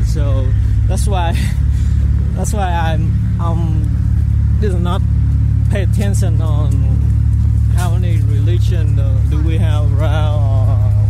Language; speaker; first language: English; non-native, learner; Vietnamese